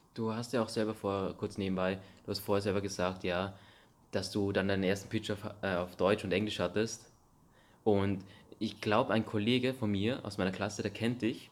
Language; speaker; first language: German; native; German